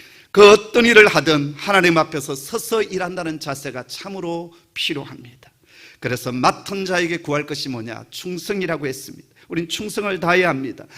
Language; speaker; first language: Korean; native; Korean